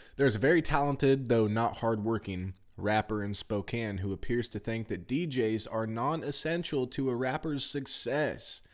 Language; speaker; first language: English; native; English